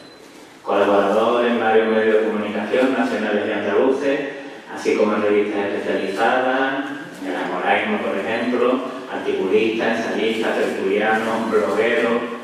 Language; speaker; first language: Spanish; native; Spanish